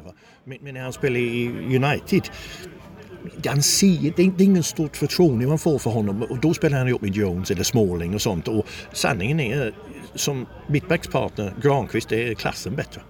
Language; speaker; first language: Swedish; non-native, fluent; English